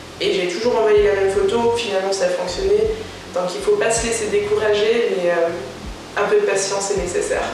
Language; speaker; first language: French; non-native, local second language; Luxembourgish